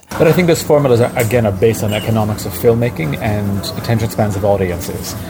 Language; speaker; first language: English; early bilingual, other home language; Arabic